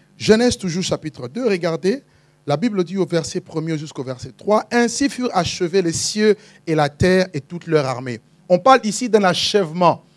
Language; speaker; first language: French; non-native, local second language; Lingala